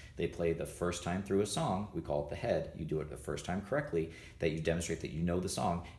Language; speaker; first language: English; native; English